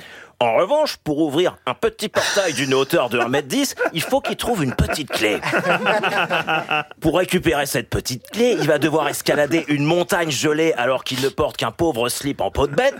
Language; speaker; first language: French; native; French